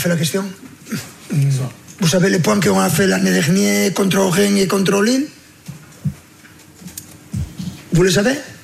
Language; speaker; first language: French; non-native, learner; Spanish